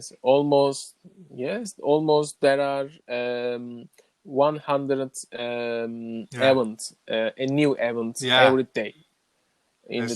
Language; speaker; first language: English; non-native, learner; Turkish